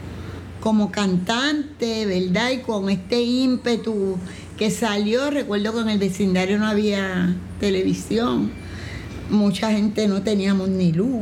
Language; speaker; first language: Spanish; native; Spanish